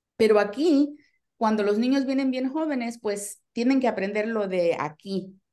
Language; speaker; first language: Spanish; native; Spanish